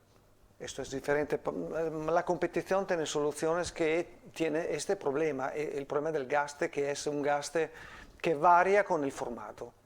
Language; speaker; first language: Spanish; non-native, fluent; Italian